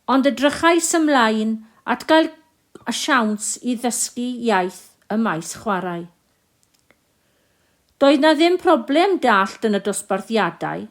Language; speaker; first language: Welsh; non-native, local second language; English